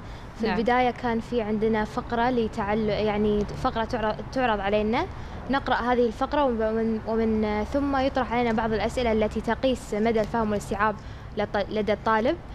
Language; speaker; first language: Arabic; native; Arabic